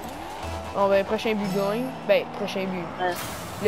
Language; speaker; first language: French; native; French